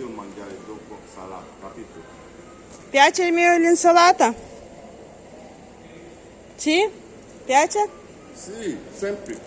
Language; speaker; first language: Italian; non-native, learner; Ukrainian